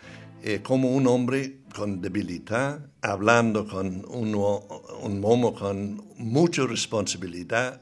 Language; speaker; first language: Spanish; non-native, fluent; English